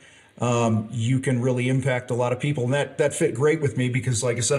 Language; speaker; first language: English; native; English